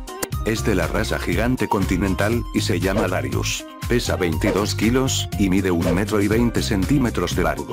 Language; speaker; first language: Spanish; native; Spanish